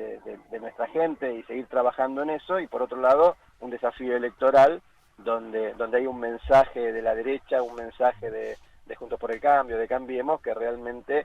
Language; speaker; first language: Spanish; native; Spanish